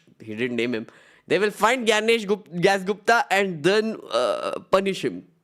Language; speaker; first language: English; non-native, local second language; Hindi